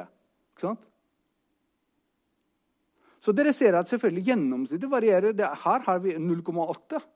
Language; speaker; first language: Norwegian; non-native, fluent; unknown